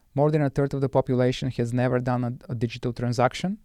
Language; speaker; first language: English; non-native, fluent; Bulgarian